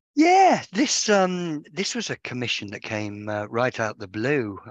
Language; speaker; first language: English; native; English